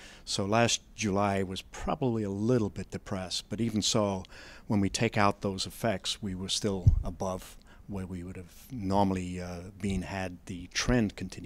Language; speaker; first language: English; native; English